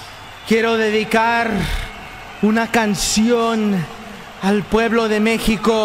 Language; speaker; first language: Spanish; native; Spanish